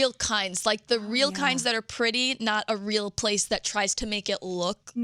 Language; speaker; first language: English; native; English